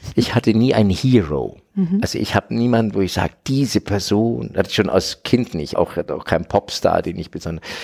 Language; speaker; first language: German; native; German